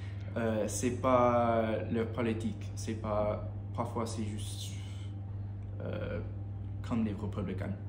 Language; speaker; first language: French; non-native, learner; English